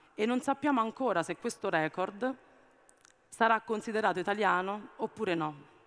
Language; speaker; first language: Italian; early bilingual, other home language; Amharic